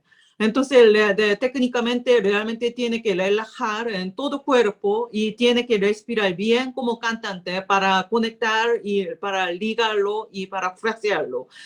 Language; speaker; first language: Spanish; non-native, learner; Korean